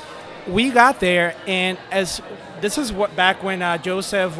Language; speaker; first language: English; non-native, fluent; Spanish